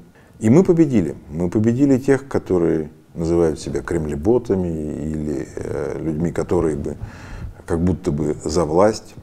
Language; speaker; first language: Russian; native; Russian